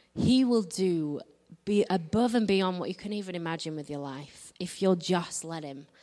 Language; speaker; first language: English; native; English